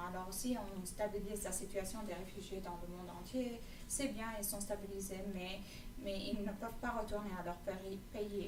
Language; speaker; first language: French; non-native, fluent; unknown